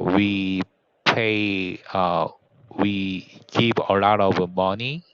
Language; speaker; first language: English; non-native, learner; Korean